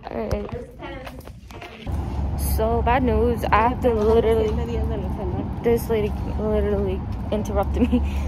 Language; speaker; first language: English; early bilingual, other home language; Spanish